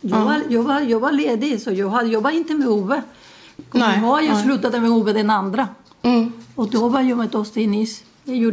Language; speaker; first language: Swedish; non-native, fluent; Spanish